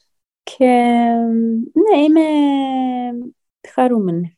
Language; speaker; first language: Greek; early bilingual, heritage; Greek